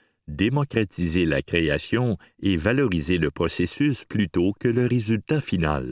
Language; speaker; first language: French; native; French